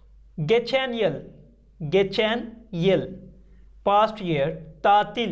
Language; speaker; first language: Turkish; non-native, learner; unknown